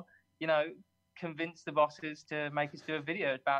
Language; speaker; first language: English; native; English